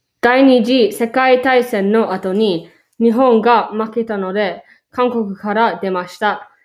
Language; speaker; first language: Japanese; non-native, learner; English